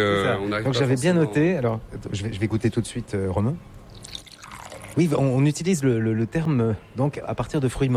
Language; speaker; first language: French; native; French